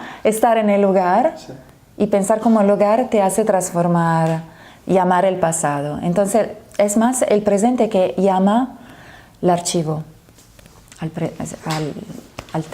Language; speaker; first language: Spanish; non-native, fluent; Italian